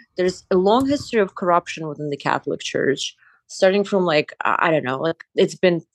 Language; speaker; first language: English; non-native, fluent; Azerbaijani